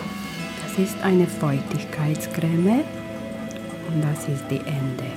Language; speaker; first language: German; non-native, learner; Hungarian